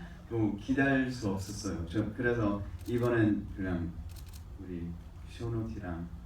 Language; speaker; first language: Korean; early bilingual, heritage; English